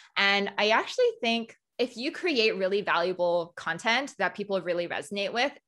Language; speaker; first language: English; native; English